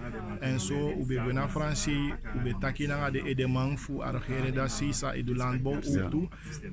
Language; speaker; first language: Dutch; non-native, learner; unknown